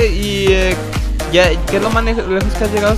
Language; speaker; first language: Spanish; native; Spanish